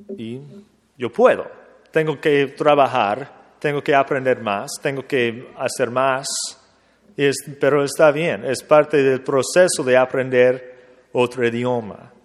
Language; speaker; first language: Spanish; non-native, fluent; English